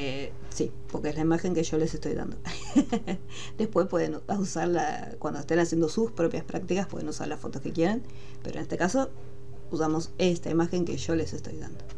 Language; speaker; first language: Spanish; native; Spanish